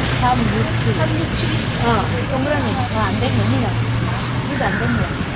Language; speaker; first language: Korean; native; Korean